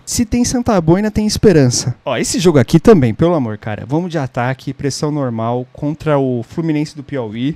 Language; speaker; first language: Portuguese; native; Portuguese